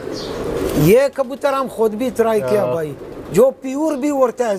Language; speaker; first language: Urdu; non-native, learner; Arabic